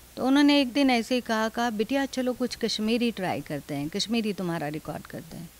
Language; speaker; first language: Hindi; non-native, local second language; Dogri